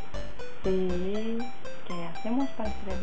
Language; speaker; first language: Spanish; non-native, learner; Japanese